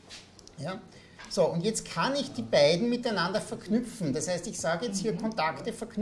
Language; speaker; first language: German; native; German